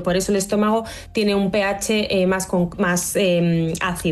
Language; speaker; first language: Spanish; native; Spanish